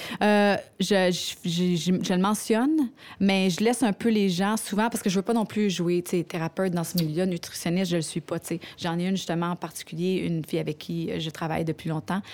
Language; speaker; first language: French; native; French